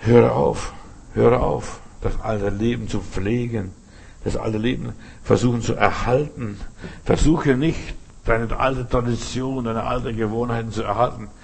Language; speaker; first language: German; early bilingual, other home language; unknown